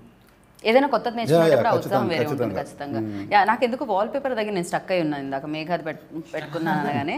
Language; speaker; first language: Telugu; native; Telugu